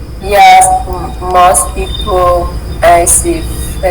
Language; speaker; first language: English; non-native, learner; Vietnamese